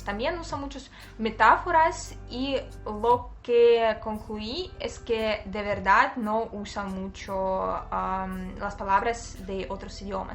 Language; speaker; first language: Spanish; non-native, fluent; Russian